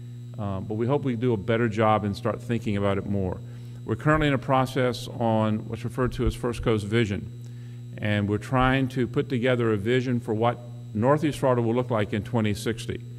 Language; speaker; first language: English; native; English